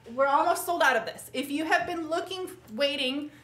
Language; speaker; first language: English; native; English